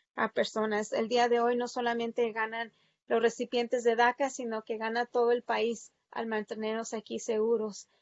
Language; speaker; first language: Spanish; early bilingual, heritage; Spanish